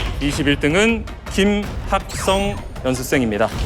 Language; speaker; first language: Korean; native; Korean